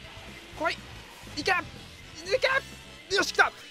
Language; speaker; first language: Japanese; native; Japanese